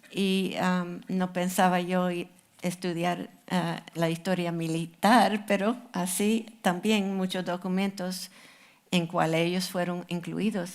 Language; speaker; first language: Spanish; non-native, fluent; English